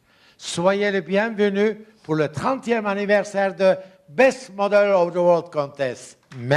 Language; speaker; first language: French; non-native, fluent; Turkish